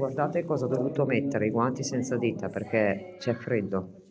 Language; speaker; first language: Italian; native; Italian